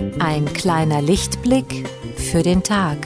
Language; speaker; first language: German; native; German